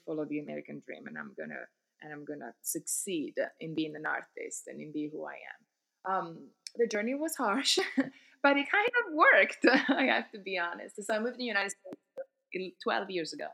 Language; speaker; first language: English; non-native, fluent; Italian